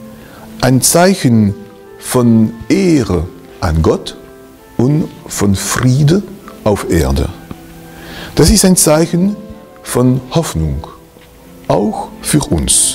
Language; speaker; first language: German; non-native, local second language; French